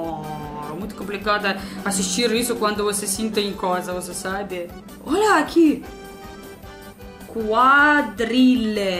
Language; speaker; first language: Portuguese; non-native, learner; Russian